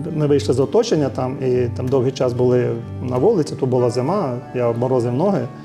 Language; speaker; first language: Ukrainian; native; Ukrainian